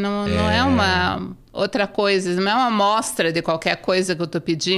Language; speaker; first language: Portuguese; native; Portuguese